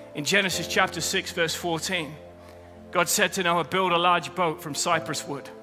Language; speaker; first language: English; native; English